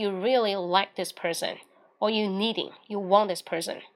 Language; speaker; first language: English; non-native, fluent; Chinese